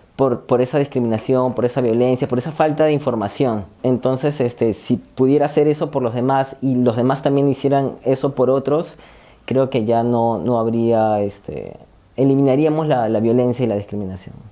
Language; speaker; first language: Spanish; native; Spanish